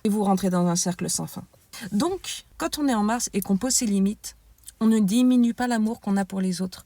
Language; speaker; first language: French; native; French